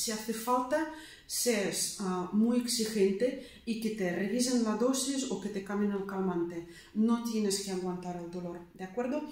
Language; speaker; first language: Spanish; non-native, fluent; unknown